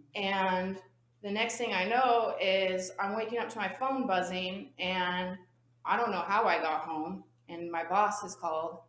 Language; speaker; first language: English; native; English